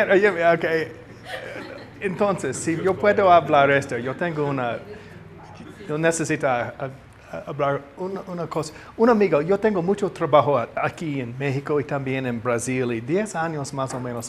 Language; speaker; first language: Spanish; non-native, learner; English